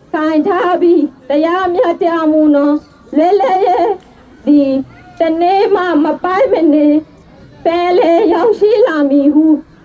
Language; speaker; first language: Burmese; non-native, local second language; Rohingya